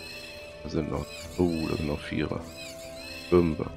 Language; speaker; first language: German; native; German